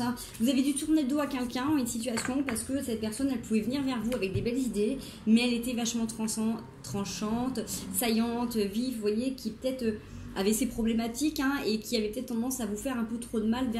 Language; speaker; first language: French; native; French